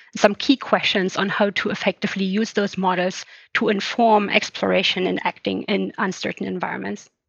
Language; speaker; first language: English; non-native, fluent; German